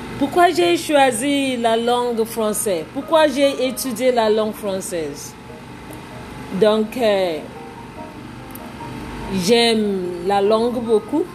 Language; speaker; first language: French; non-native, fluent; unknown